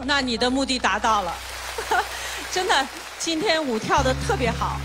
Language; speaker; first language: Chinese; native; Chinese